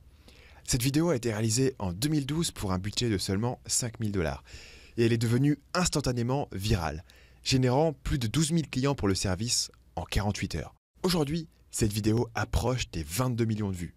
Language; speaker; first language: French; native; French